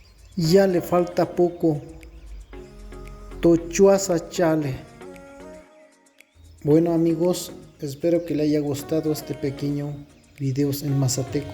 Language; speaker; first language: Spanish; non-native, local second language; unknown